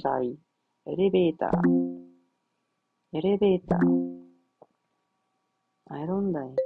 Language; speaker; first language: Japanese; non-native, learner; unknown